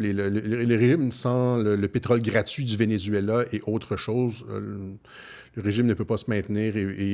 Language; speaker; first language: French; native; French